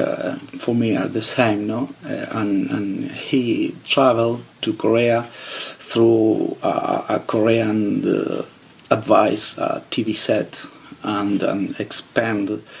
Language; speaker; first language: English; non-native, fluent; Spanish